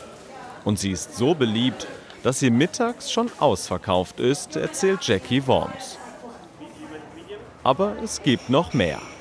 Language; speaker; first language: German; native; German